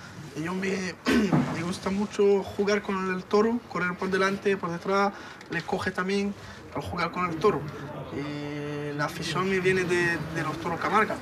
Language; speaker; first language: Spanish; non-native, learner; French